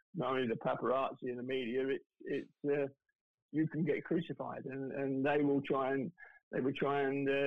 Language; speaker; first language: English; native; English